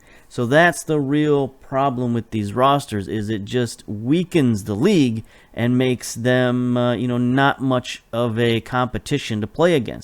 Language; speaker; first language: English; native; English